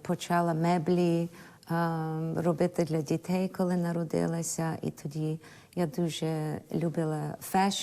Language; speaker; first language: Ukrainian; early bilingual, heritage; Ukrainian